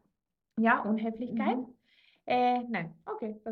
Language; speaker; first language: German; non-native, fluent; Greek